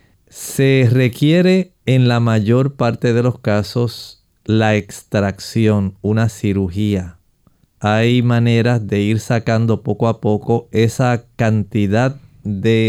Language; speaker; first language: Spanish; native; Spanish